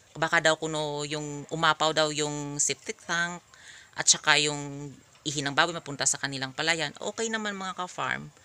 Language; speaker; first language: Filipino; non-native, local second language; Hiligaynon